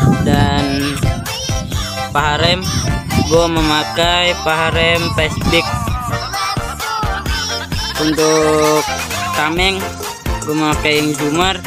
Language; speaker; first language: Indonesian; native; Indonesian